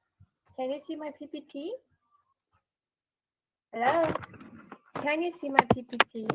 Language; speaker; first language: English; non-native, learner; Yakut